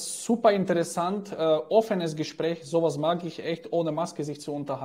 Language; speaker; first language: German; native; German